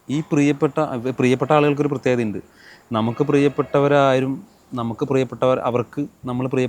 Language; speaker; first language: Malayalam; native; Malayalam